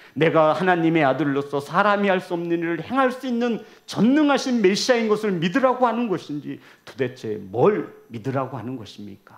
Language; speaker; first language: Korean; native; Korean